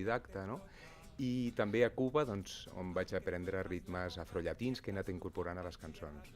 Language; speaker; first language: Catalan; native; Catalan